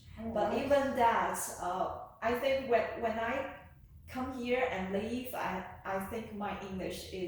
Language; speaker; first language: English; non-native, learner; Chinese